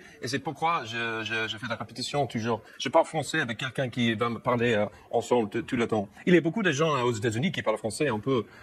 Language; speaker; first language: French; non-native, learner; English